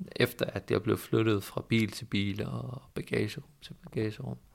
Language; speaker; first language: Danish; early bilingual, other home language; Persian